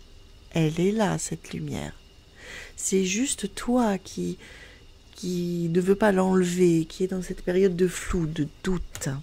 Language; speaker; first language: French; native; French